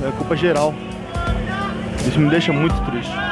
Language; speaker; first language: Portuguese; native; Portuguese